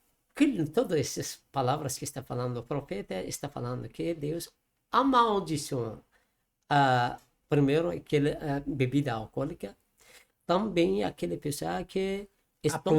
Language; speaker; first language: Portuguese; non-native, learner; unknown